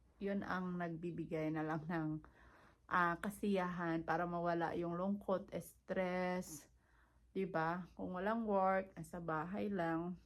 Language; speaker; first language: Filipino; non-native, local second language; Cebuano